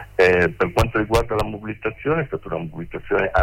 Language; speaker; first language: Italian; native; Italian